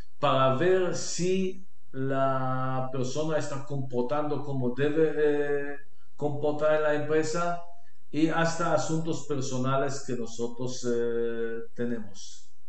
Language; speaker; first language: Spanish; non-native, learner; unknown